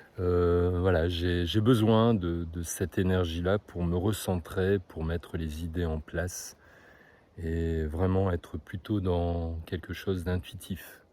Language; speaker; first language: French; native; French